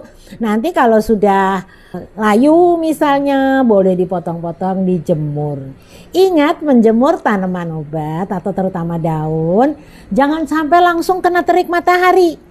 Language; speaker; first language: Indonesian; native; Indonesian